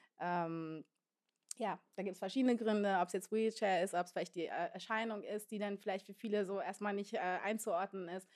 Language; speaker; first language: German; native; German